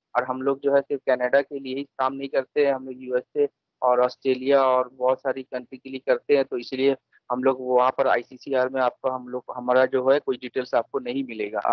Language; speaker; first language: Hindi; native; Hindi